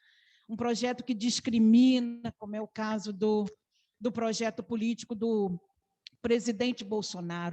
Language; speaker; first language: Portuguese; native; Portuguese